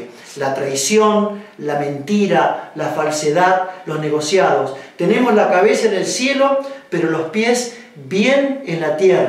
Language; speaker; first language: Spanish; native; Spanish